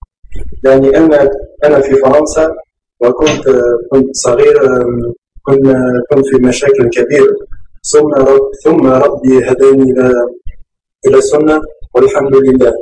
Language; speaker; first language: Arabic; early bilingual, heritage; Arabic